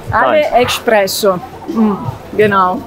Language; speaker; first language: German; non-native, learner; Italian